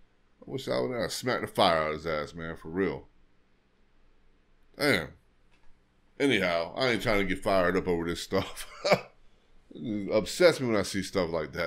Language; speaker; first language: English; native; English